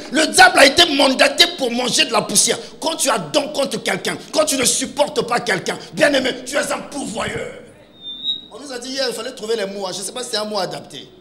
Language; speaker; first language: French; non-native, local second language; Lingala